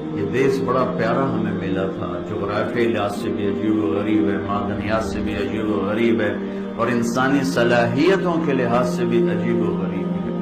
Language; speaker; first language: Urdu; non-native, local second language; Punjabi